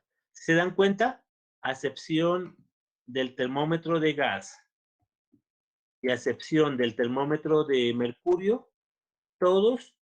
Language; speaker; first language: Spanish; native; Spanish